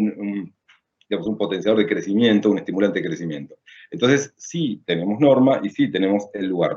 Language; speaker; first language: Spanish; native; Spanish